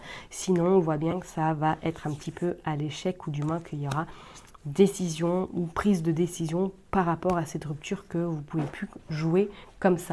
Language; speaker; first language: French; native; French